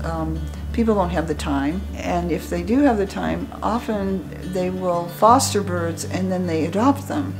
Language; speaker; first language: English; native; English